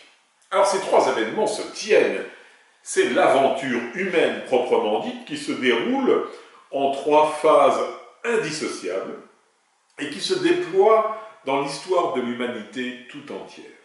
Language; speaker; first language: French; native; French